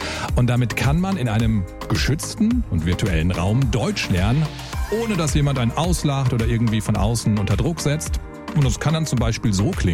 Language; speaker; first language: German; native; German